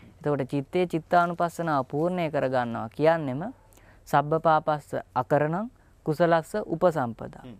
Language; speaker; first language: Sinhala; native; Sinhala